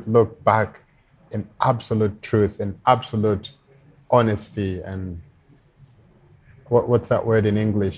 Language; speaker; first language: English; non-native, local second language; Luo (Kenya and Tanzania)